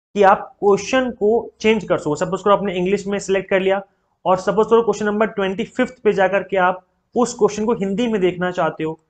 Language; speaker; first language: Hindi; native; Hindi